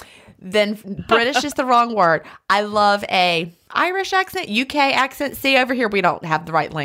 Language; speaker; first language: English; native; English